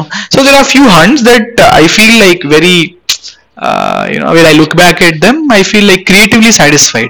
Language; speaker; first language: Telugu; non-native, local second language; Hindi